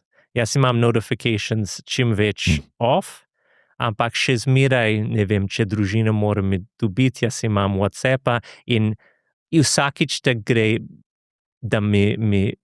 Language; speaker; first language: Slovenian; non-native, fluent; English